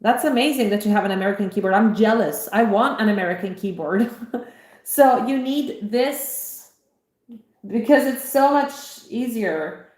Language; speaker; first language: English; non-native, fluent; Italian